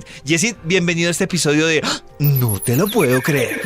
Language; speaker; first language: Spanish; native; Spanish